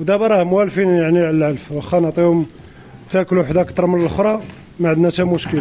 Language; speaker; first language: Arabic; native; Arabic